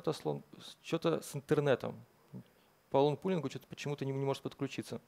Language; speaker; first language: Russian; native; Russian